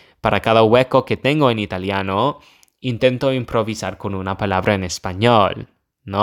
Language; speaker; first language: Spanish; non-native, fluent; English